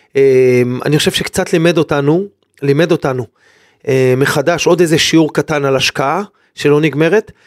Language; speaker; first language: Hebrew; native; Hebrew